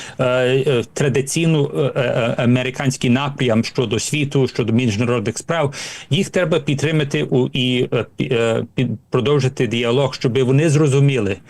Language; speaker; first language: Ukrainian; early bilingual, heritage; Ukrainian